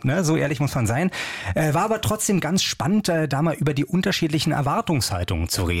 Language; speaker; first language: German; native; German